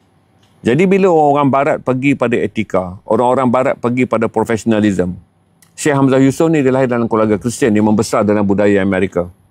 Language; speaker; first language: Malay; native; Malay